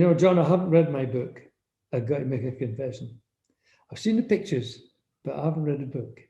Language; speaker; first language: English; native; English